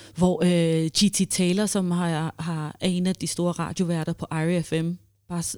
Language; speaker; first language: Danish; early bilingual, other home language; Swahili